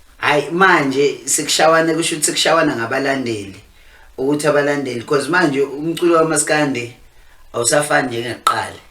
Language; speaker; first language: Zulu; native; Zulu